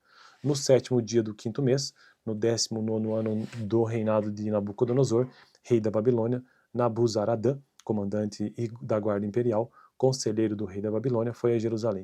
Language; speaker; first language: Portuguese; native; Portuguese